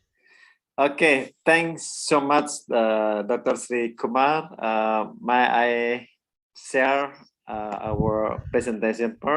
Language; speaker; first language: English; non-native, learner; Indonesian